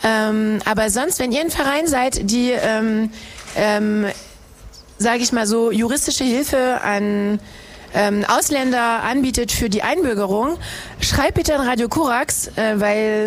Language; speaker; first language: German; non-native, fluent; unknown